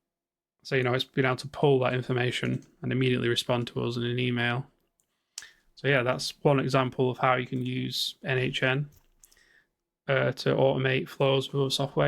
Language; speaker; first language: English; native; English